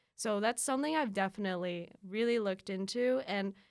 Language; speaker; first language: English; early bilingual, other home language; Filipino